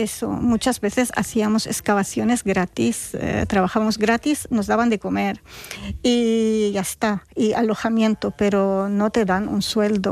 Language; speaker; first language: Spanish; non-native, fluent; Arabic